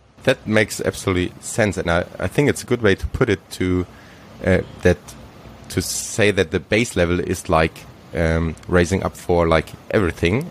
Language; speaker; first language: English; non-native, fluent; German